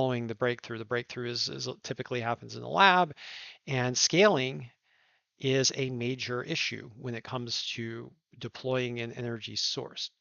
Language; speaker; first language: English; native; English